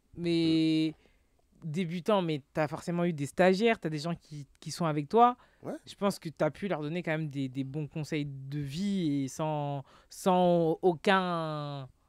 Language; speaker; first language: French; native; French